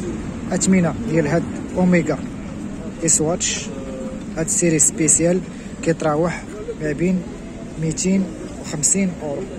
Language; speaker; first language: Arabic; native; Arabic